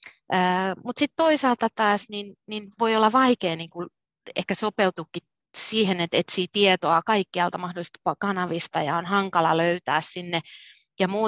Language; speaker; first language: Finnish; native; Finnish